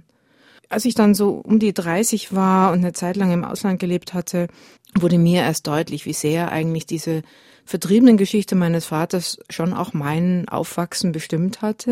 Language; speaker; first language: German; native; German